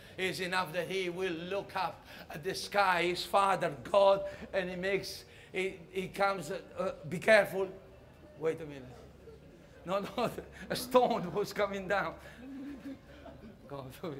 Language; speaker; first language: English; non-native, fluent; Italian